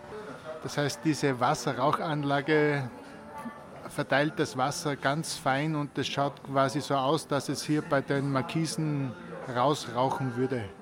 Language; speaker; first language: German; native; German